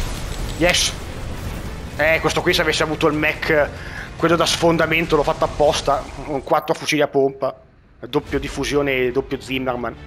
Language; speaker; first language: Italian; native; Italian